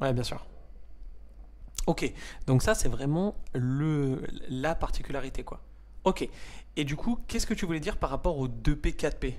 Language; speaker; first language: French; native; French